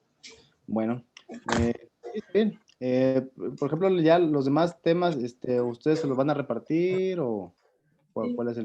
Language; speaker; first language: Spanish; native; Spanish